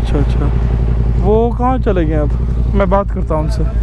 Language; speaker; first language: Hindi; early bilingual, heritage; Urdu